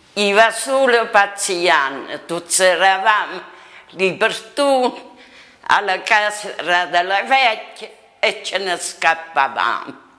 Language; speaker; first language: Italian; native; Italian